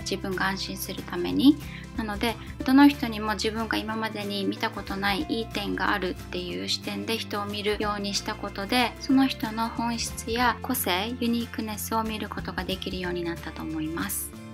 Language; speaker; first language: Japanese; native; Japanese